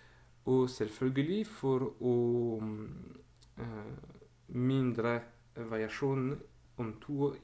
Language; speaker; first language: Norwegian; non-native, learner; Dutch